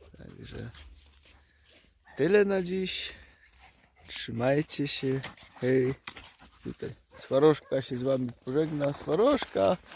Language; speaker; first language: Polish; native; Polish